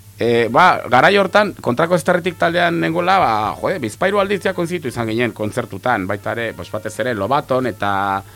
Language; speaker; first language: Basque; non-native, local second language; Spanish